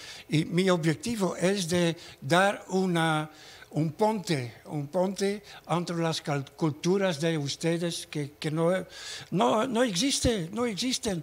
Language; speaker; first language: Portuguese; non-native, learner; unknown